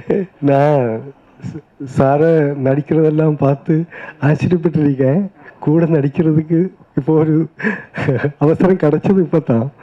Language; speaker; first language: Tamil; non-native, learner; Malayalam